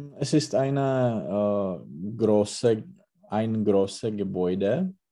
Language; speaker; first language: German; non-native, learner; Czech